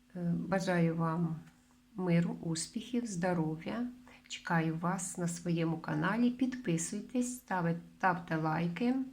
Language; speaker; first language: Ukrainian; non-native, local second language; Russian